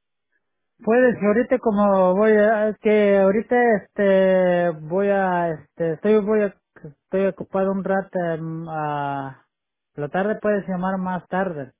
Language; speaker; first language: Spanish; non-native, local second language; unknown